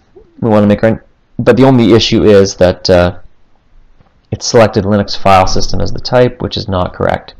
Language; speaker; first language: English; native; English